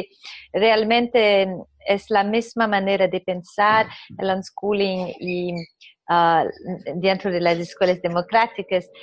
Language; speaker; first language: Spanish; non-native, fluent; Portuguese